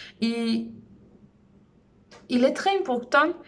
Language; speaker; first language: French; non-native, learner; Spanish